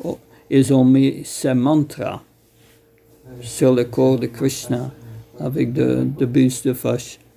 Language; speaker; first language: French; non-native, fluent; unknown